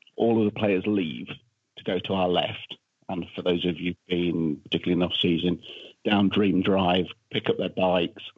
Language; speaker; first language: English; native; English